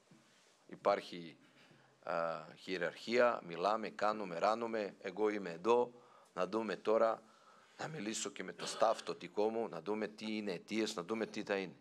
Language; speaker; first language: Greek; non-native, fluent; Serbian